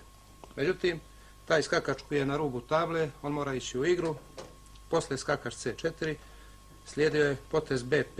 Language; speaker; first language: Bosnian; native; Bosnian